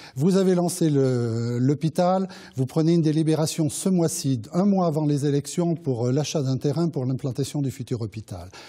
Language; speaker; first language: French; native; French